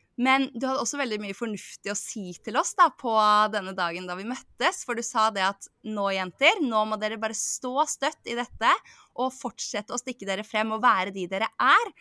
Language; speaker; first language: Norwegian; native; Norwegian